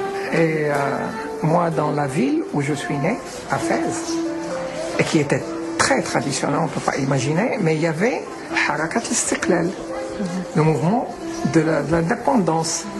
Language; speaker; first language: French; non-native, local second language; Arabic